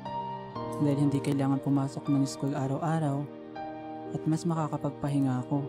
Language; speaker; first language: Filipino; native; Filipino